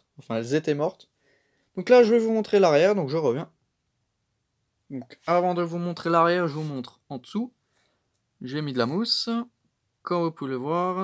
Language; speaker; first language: French; native; French